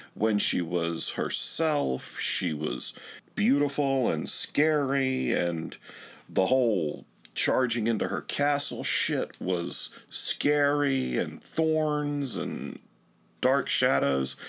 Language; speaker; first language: English; native; English